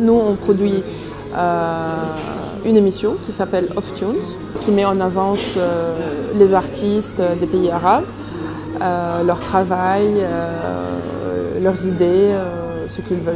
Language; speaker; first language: French; non-native, local second language; Arabic